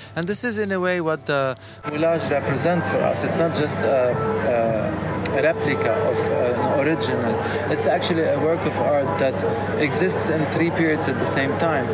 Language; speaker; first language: English; non-native, fluent; Arabic